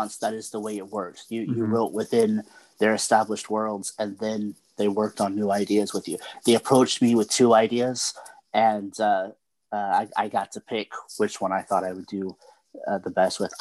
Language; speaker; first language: English; native; English